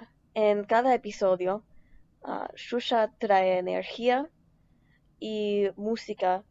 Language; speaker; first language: Spanish; non-native, learner; English